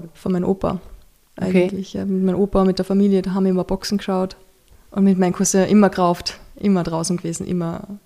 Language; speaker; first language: German; native; German